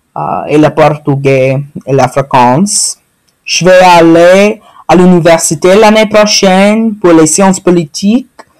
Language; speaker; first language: French; early bilingual, heritage; French